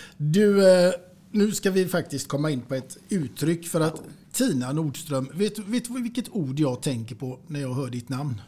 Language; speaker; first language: Swedish; native; Swedish